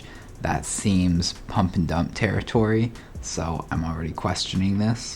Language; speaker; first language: English; native; English